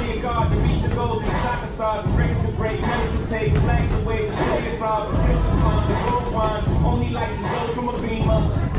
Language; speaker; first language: English; native; English